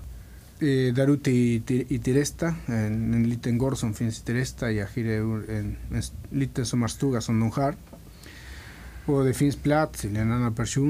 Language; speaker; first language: Swedish; non-native, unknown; Spanish